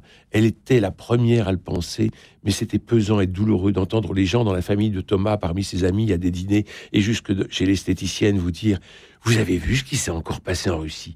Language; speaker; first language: French; native; French